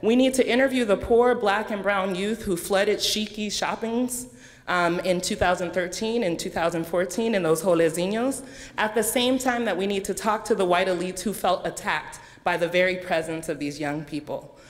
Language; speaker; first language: English; native; English